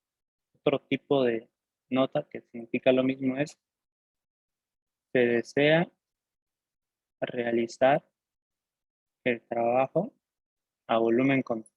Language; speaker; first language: Spanish; native; Spanish